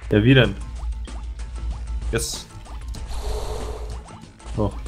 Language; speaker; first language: German; native; German